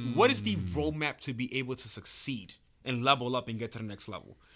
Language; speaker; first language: English; early bilingual, other home language; Spanish